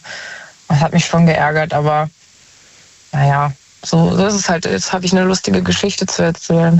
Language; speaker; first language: German; native; German